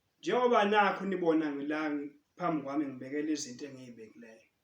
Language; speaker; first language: Zulu; native; Zulu